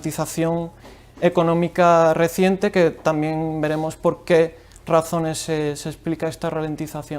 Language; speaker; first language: Spanish; native; Spanish